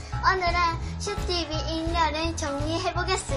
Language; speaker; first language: Korean; early bilingual, heritage; Korean